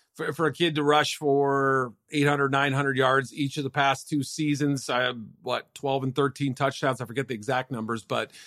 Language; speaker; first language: English; native; English